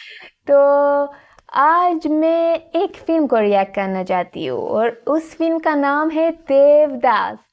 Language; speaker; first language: Hindi; non-native, fluent; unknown